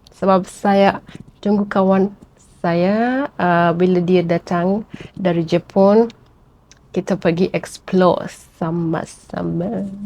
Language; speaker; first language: Malay; non-native, fluent; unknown